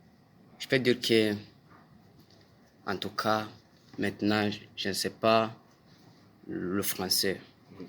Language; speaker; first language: French; non-native, learner; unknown